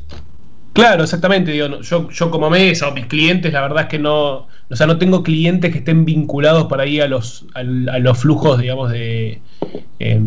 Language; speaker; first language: Spanish; native; Spanish